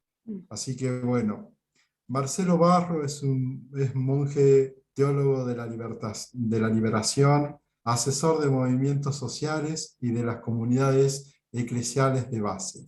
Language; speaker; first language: Spanish; native; Spanish